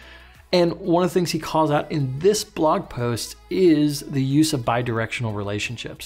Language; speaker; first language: English; native; English